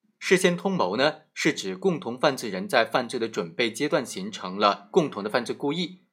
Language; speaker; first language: Chinese; native; Chinese